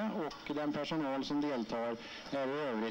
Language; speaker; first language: Swedish; native; Swedish